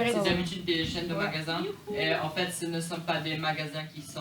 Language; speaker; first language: French; non-native, fluent; Polish